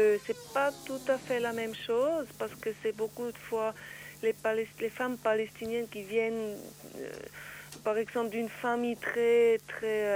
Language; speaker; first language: French; non-native, learner; Swiss German